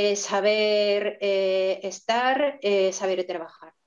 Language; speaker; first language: Spanish; non-native, fluent; Japanese